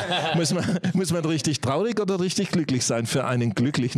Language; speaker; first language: German; native; German